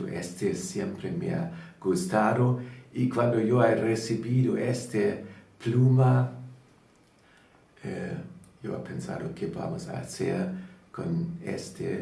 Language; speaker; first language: Spanish; non-native, learner; German